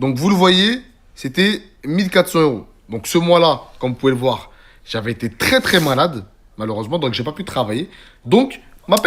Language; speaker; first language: French; native; French